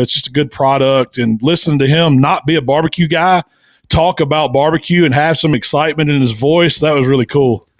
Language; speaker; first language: English; native; English